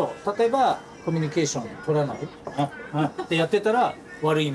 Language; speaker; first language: Japanese; native; Japanese